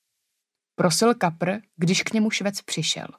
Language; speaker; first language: Czech; native; Czech